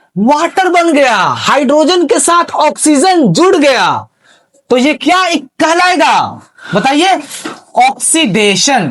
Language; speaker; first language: Hindi; native; Hindi